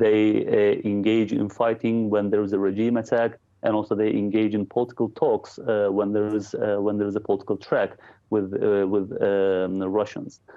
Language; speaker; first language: English; non-native, fluent; Turkish